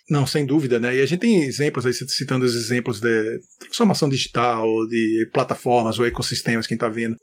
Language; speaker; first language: Portuguese; native; Portuguese